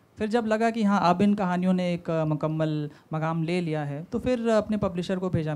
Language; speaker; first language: Hindi; native; Hindi